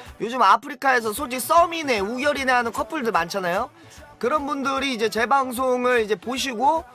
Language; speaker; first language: Korean; native; Korean